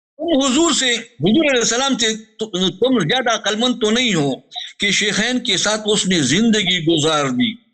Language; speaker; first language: Urdu; non-native, local second language; Pashto